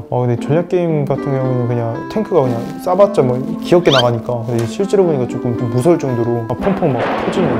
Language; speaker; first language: Korean; native; Korean